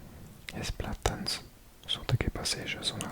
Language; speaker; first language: Catalan; non-native, learner; English